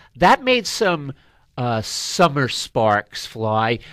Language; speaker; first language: English; native; English